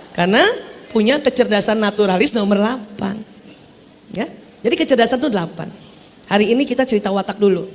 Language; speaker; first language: Indonesian; native; Indonesian